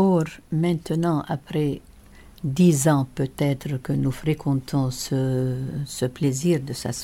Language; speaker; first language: French; non-native, local second language; Arabic